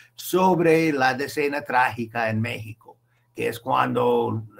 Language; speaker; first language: Spanish; non-native, fluent; English